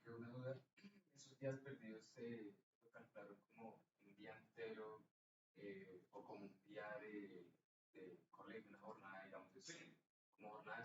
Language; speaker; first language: Spanish; native; Spanish